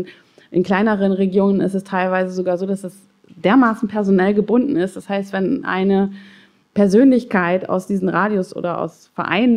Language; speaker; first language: German; native; German